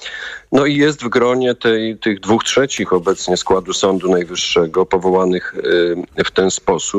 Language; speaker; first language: Polish; native; Polish